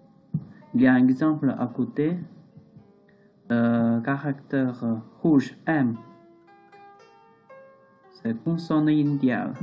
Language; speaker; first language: French; non-native, learner; Chinese